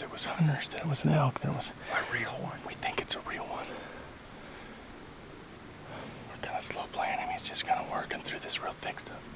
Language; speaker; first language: English; native; English